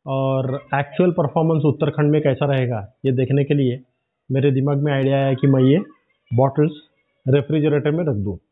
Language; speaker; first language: Hindi; non-native, local second language; Marathi